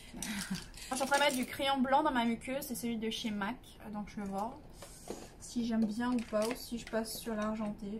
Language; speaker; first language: French; native; French